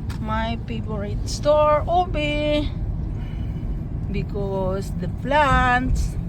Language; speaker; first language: English; non-native, local second language; Waray